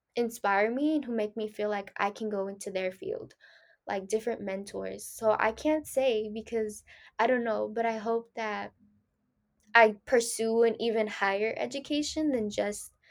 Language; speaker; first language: English; early bilingual, other home language; Spanish